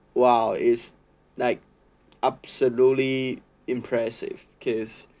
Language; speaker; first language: English; non-native, learner; Chinese